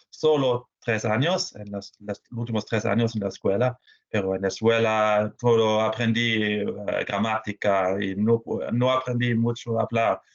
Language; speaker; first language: Spanish; non-native, fluent; German